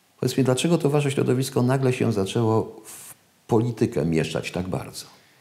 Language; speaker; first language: Polish; native; Polish